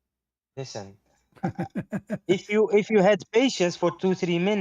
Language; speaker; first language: English; non-native, fluent; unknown